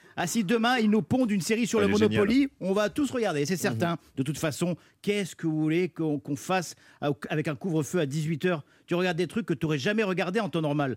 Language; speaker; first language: French; native; French